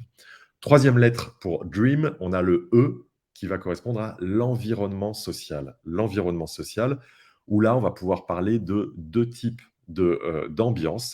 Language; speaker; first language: French; native; French